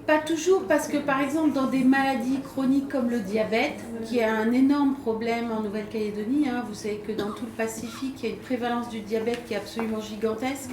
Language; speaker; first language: French; native; French